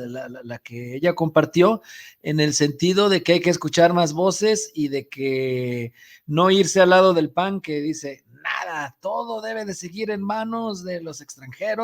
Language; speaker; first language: Spanish; native; Spanish